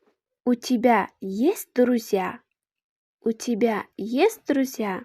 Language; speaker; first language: Russian; non-native, fluent; Uzbek